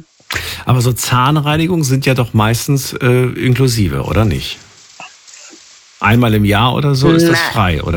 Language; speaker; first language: German; native; German